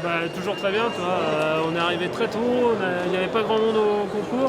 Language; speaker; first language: French; native; French